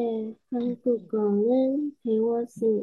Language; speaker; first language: Korean; non-native, learner; Chinese